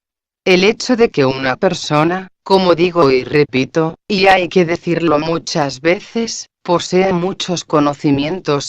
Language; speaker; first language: Spanish; native; Spanish